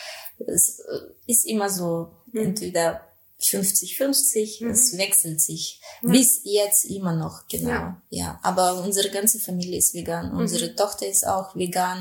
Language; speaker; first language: German; non-native, fluent; Russian